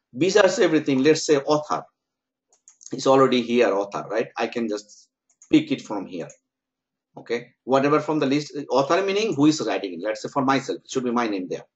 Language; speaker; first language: English; non-native, local second language; Bangla